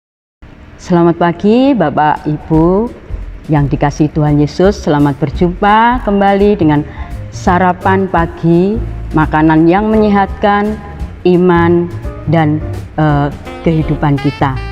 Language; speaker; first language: Indonesian; native; Indonesian